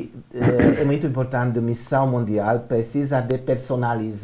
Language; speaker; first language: Portuguese; non-native, learner; Romanian